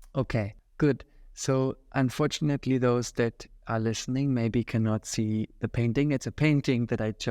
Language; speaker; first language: English; non-native, fluent; German